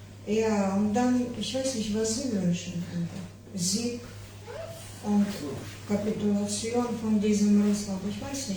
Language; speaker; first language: German; non-native, learner; Ukrainian